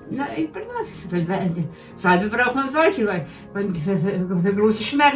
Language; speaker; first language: German; native; German